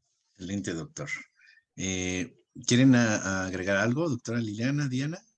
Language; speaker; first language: Spanish; native; Spanish